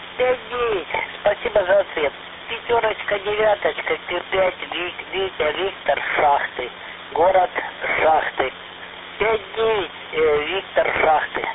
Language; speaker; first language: Russian; native; Russian